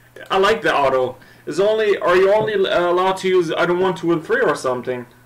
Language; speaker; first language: English; non-native, fluent; German